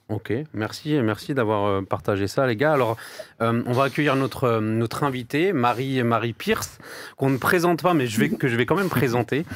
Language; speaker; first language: French; native; French